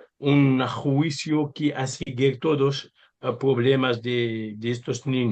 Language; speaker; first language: Spanish; non-native, learner; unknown